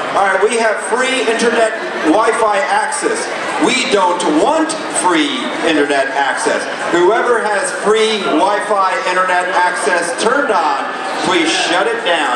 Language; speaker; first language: English; native; English